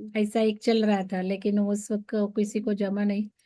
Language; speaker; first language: Hindi; non-native, local second language; Marathi